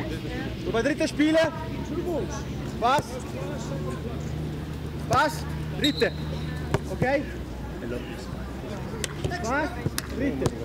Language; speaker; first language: German; non-native, learner; Italian